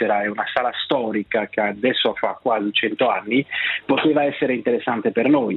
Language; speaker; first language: Italian; non-native, local second language; French